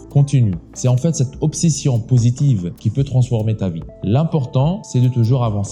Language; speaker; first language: French; native; French